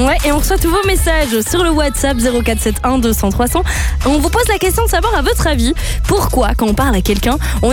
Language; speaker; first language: French; native; French